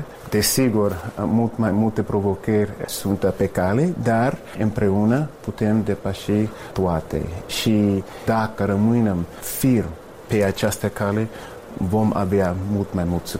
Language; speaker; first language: Romanian; non-native, fluent; English